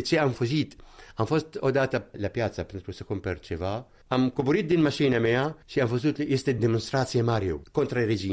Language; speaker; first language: Romanian; non-native, learner; Arabic